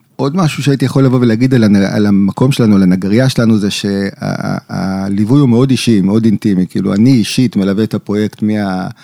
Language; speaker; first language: Hebrew; native; Hebrew